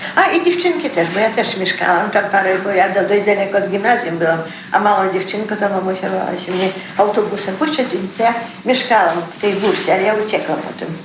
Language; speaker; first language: Polish; early bilingual, heritage; Polish